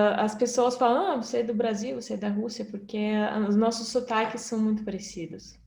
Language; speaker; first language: Portuguese; non-native, fluent; Russian